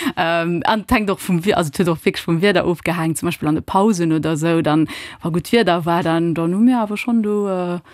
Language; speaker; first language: Luxembourgish; early bilingual, other home language; Italian